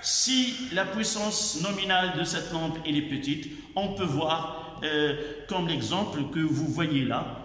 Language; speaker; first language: French; non-native, local second language; Arabic